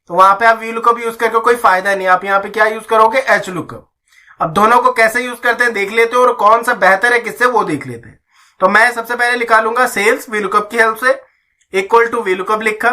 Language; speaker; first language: Hindi; native; Hindi